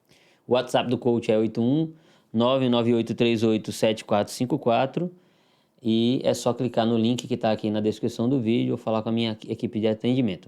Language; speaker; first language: Portuguese; native; Portuguese